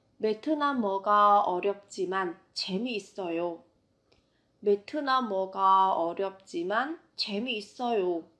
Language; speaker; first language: Korean; non-native, fluent; Vietnamese